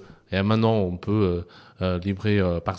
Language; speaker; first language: French; non-native, fluent; Chinese